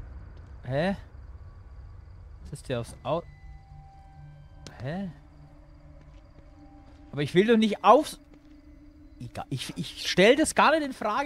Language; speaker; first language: German; native; German